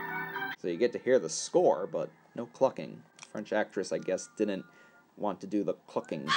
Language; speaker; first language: English; native; English